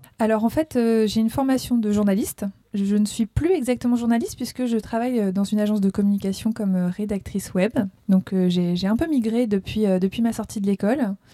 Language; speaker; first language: French; native; French